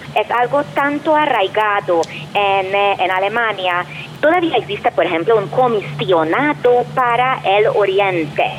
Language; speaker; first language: Spanish; non-native, fluent; Hungarian